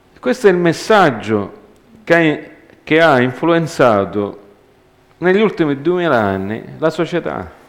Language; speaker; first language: Italian; early bilingual, heritage; Italian